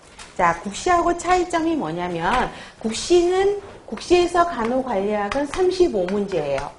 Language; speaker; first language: Korean; native; Korean